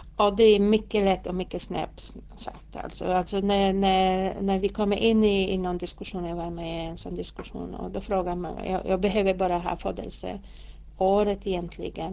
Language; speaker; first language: Swedish; non-native, fluent; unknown